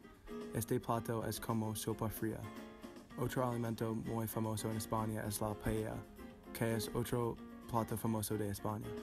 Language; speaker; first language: Spanish; non-native, learner; English